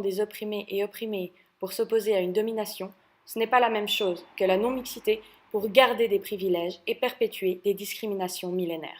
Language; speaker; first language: French; native; French